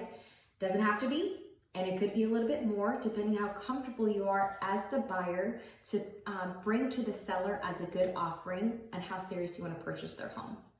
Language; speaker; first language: English; native; English